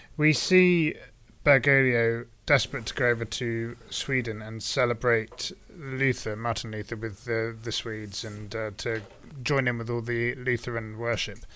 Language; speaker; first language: English; native; English